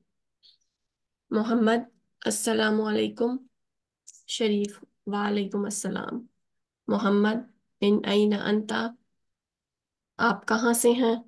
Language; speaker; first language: Urdu; native; Urdu